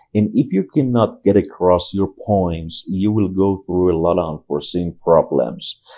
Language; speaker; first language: English; non-native, fluent; Persian